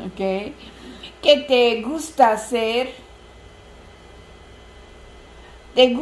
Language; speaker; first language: Spanish; non-native, learner; Korean